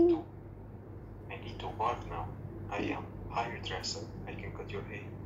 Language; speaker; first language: English; non-native, learner; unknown